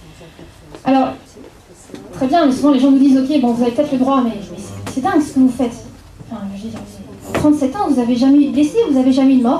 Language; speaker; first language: French; native; French